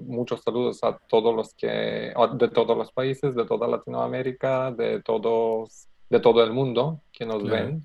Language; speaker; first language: Spanish; non-native, learner; Macedonian